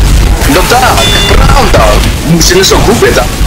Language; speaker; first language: Polish; early bilingual, heritage; Polish